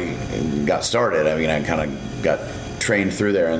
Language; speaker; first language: English; native; English